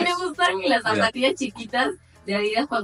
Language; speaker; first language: Spanish; native; Spanish